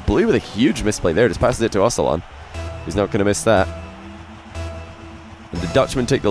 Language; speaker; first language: English; native; English